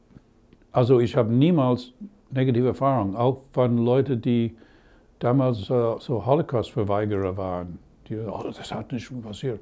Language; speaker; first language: German; non-native, learner; English